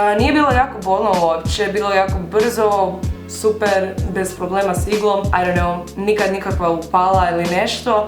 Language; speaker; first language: Bosnian; early bilingual, heritage; Croatian